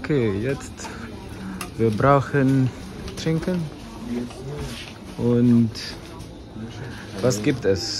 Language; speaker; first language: German; non-native, learner; English